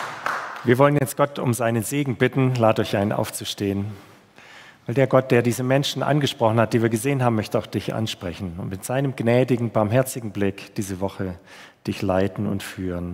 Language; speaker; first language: German; native; German